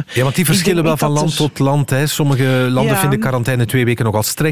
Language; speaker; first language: Dutch; native; Dutch